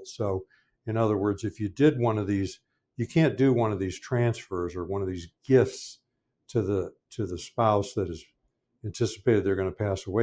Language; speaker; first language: English; native; English